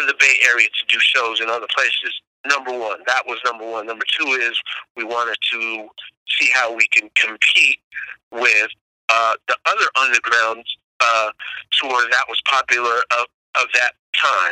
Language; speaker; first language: English; native; English